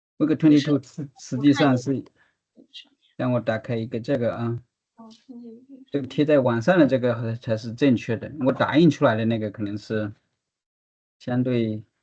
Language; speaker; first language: Chinese; native; Chinese